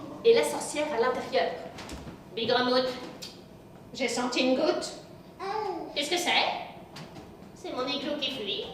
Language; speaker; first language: French; native; French